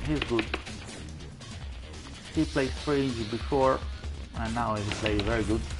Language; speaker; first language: English; non-native, learner; Italian